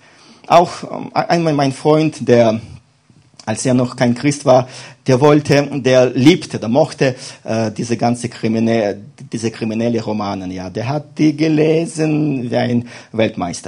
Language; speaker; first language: German; non-native, fluent; Russian